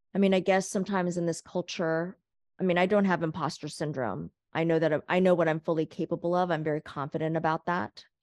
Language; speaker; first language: English; native; English